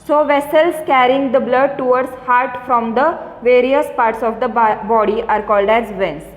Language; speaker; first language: English; non-native, local second language; Marathi